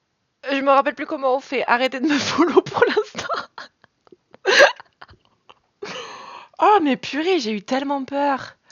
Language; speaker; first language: French; native; French